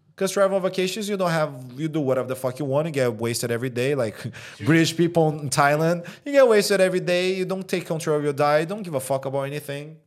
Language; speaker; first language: English; non-native, fluent; Portuguese